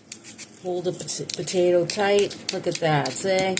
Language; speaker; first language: English; native; English